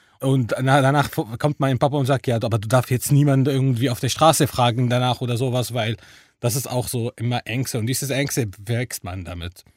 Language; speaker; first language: German; non-native, fluent; Arabic